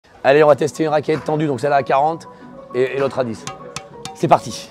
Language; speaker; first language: French; native; French